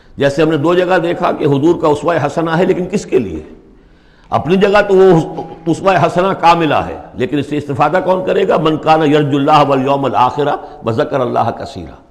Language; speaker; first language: Urdu; native; Urdu